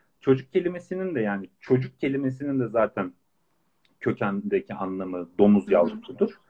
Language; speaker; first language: Turkish; native; Turkish